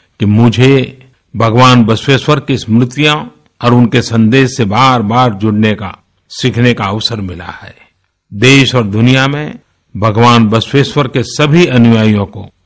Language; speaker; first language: Hindi; non-native, local second language; Gujarati